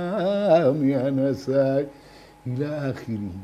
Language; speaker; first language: Arabic; native; Arabic